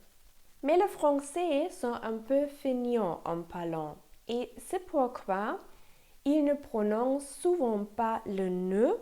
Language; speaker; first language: French; non-native, fluent; German